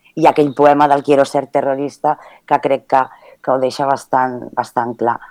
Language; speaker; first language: Catalan; early bilingual, other home language; Spanish